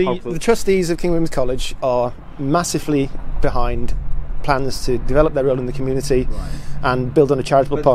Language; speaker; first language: English; native; English